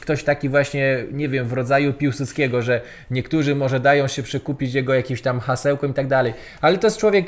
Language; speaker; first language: Polish; native; Polish